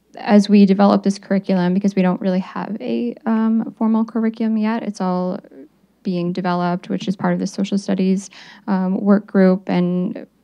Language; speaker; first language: English; native; English